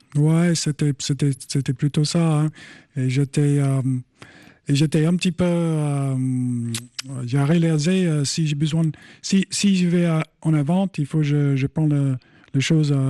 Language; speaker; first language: French; non-native, fluent; English